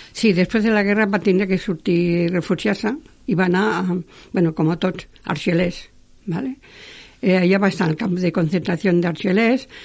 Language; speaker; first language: Catalan; non-native, local second language; Spanish